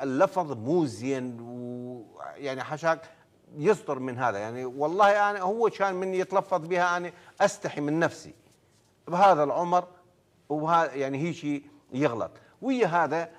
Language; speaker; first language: Arabic; non-native, local second language; Kurdish